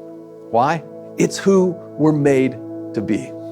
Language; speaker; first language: English; native; English